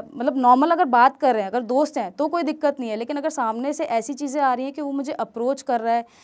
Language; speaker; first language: Hindi; native; Hindi